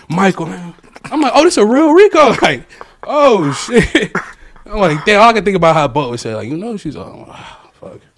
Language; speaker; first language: English; native; English